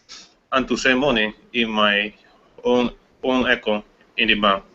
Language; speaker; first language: English; non-native, learner; Spanish